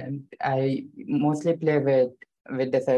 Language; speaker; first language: English; non-native, local second language; Telugu